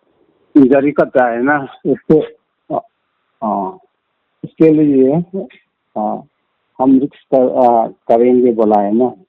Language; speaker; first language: Hindi; non-native, local second language; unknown